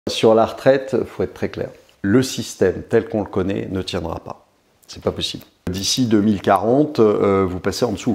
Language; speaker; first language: French; native; French